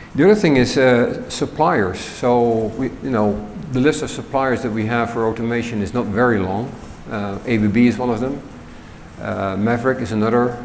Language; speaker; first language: English; non-native, fluent; Dutch